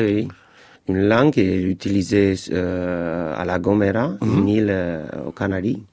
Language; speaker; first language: French; non-native, fluent; Romanian